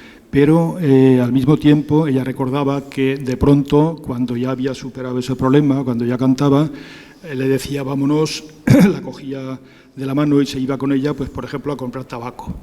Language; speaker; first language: Spanish; native; Spanish